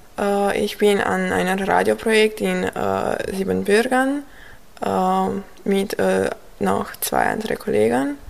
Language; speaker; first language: German; non-native, local second language; Romanian